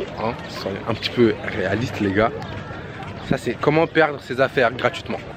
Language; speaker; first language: French; native; French